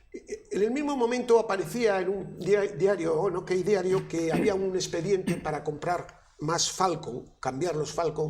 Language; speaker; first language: Spanish; native; Spanish